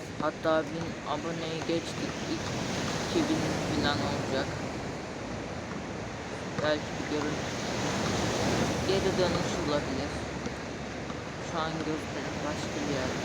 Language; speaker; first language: Turkish; non-native, fluent; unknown